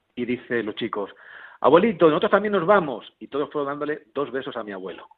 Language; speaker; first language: Spanish; native; Spanish